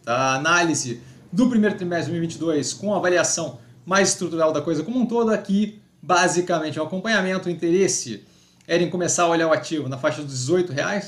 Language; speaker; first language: Portuguese; native; Portuguese